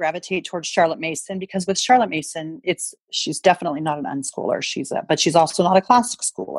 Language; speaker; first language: English; native; English